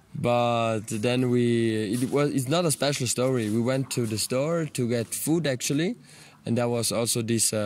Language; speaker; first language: English; non-native, fluent; Italian